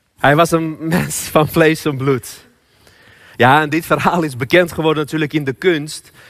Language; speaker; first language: Dutch; non-native, fluent; Armenian